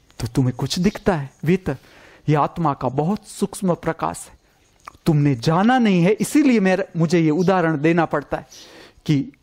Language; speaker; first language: Hindi; non-native, local second language; Gujarati